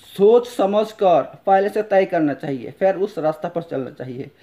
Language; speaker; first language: Hindi; non-native, local second language; Bangla